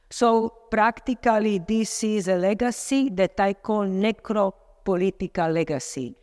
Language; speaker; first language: English; non-native, fluent; Slovenian